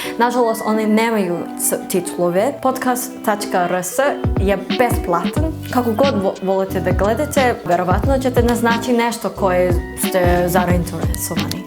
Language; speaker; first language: Serbian; non-native, learner; English